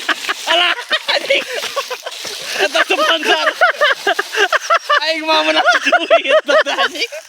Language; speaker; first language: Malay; non-native, local second language; Sundanese